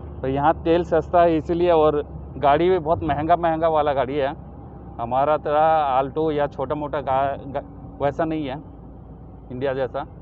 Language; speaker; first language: Hindi; non-native, local second language; Kok Borok